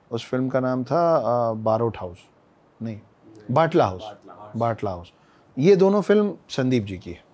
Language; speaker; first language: Hindi; native; Hindi